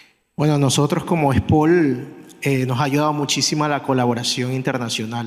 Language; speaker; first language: Spanish; native; Spanish